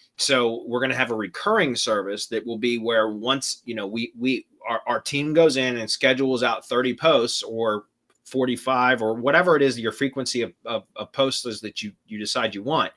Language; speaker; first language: English; native; English